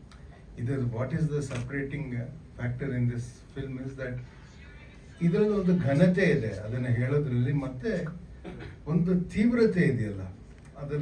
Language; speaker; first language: Kannada; native; Kannada